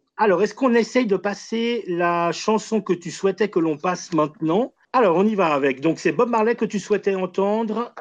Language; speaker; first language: French; native; French